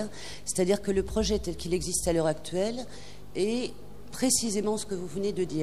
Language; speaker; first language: French; native; French